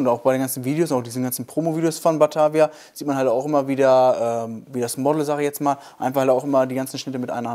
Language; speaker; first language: German; native; German